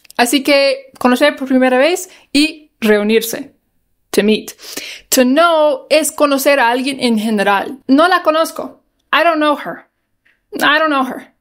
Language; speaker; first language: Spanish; non-native, fluent; English